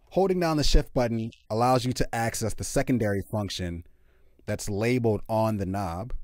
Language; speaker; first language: English; native; English